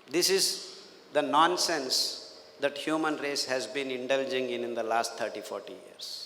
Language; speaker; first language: English; non-native, local second language; Telugu